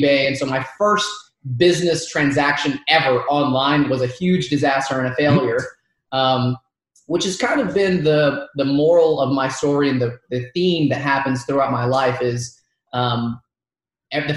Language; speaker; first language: English; early bilingual, other home language; Arabic